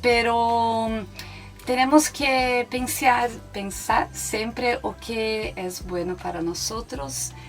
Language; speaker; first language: Spanish; non-native, learner; Portuguese